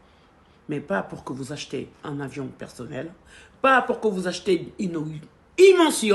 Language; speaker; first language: French; non-native, local second language; Wolof